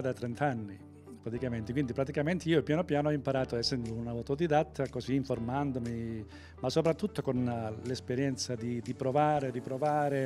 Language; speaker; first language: Italian; native; Italian